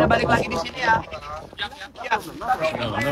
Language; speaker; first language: Indonesian; non-native, learner; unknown